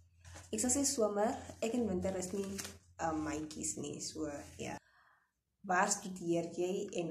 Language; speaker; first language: Afrikaans; non-native, local second language; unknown